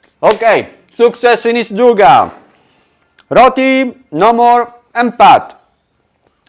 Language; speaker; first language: Indonesian; non-native, learner; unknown